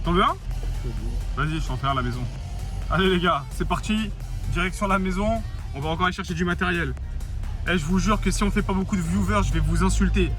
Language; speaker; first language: French; native; French